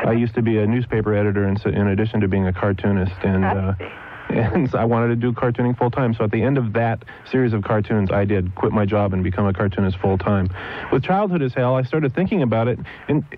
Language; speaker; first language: English; native; English